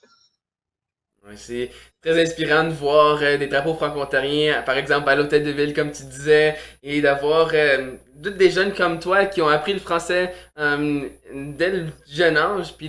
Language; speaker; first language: French; native; French